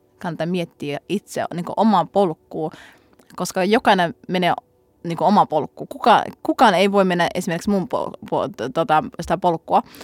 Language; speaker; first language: Finnish; early bilingual, other home language; Somali